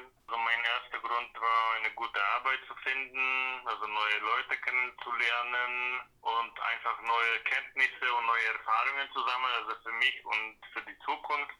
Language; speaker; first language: German; non-native, fluent; Slovak